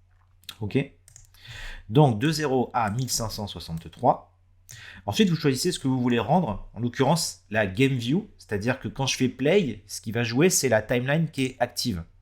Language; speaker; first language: French; native; French